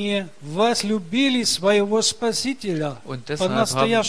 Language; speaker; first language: Russian; early bilingual, heritage; Russian